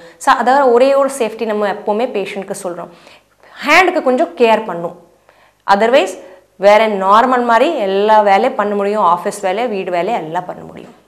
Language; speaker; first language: Tamil; non-native, fluent; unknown